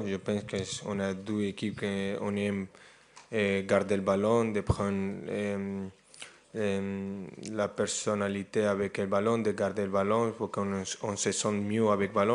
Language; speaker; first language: French; non-native, fluent; Spanish